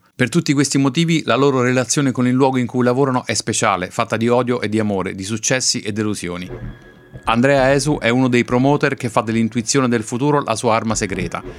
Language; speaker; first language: Italian; native; Italian